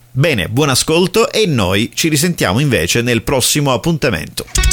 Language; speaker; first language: Italian; native; Italian